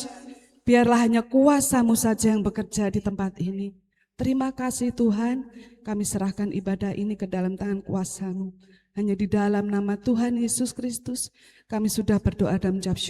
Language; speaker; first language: Indonesian; native; Indonesian